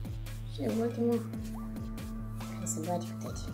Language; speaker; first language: Romanian; non-native, learner; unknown